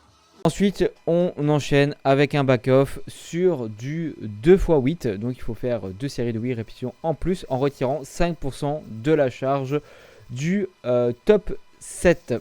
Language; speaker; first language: French; native; French